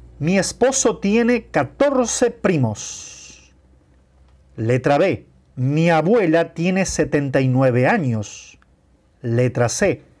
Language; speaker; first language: Spanish; non-native, fluent; Portuguese